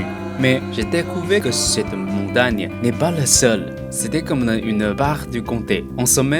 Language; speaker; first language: French; non-native, learner; Chinese